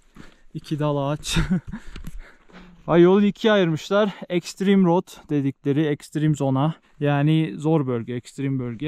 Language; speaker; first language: Turkish; native; Turkish